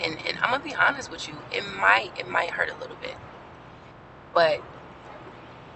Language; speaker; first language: English; native; English